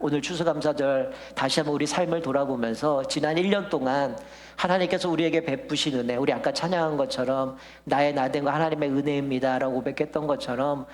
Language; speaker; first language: Korean; native; Korean